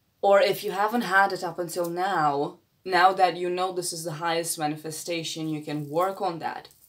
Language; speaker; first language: English; non-native, fluent; Romanian